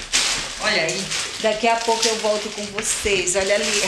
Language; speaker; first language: Portuguese; native; Portuguese